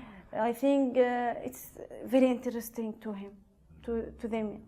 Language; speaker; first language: English; non-native, learner; Arabic